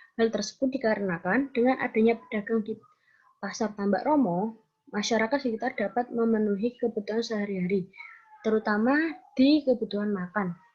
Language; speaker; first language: Indonesian; native; Indonesian